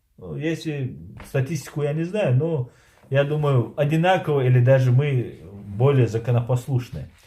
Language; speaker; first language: Russian; non-native, local second language; Chechen